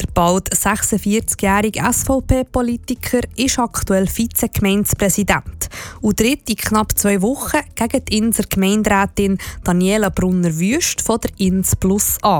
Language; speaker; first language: German; native; German